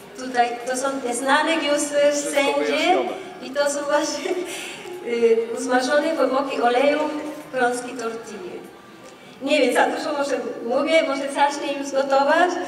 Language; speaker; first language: Polish; non-native, learner; Spanish